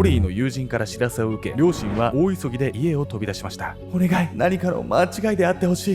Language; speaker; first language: Japanese; native; Japanese